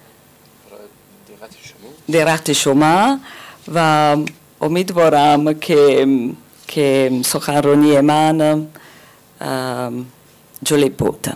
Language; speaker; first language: Persian; non-native, learner; German